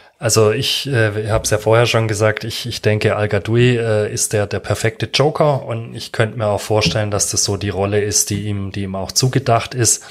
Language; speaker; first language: German; native; German